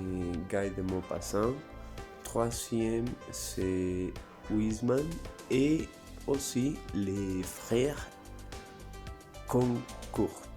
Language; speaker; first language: French; non-native, learner; Spanish